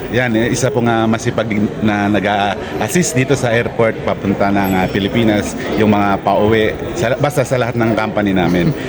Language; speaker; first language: Filipino; non-native, local second language; Pampanga